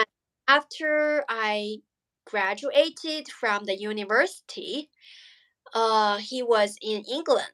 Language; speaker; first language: English; non-native, learner; Chinese